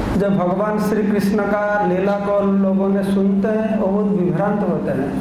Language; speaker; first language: Hindi; non-native, local second language; Odia